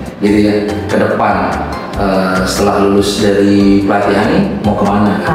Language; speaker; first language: Indonesian; native; Indonesian